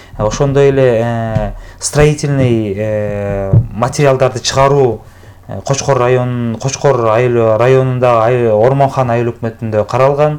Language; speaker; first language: Kyrgyz; native; Kyrgyz